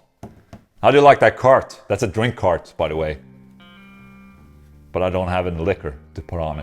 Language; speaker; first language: English; non-native, fluent; Swedish